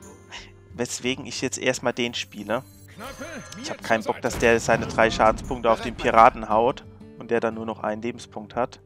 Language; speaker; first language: German; native; German